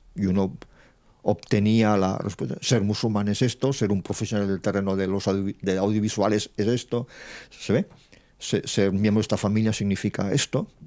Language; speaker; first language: Spanish; non-native, local second language; Catalan